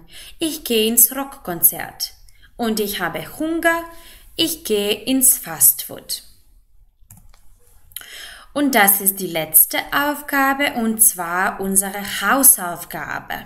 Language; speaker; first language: German; non-native, fluent; Macedonian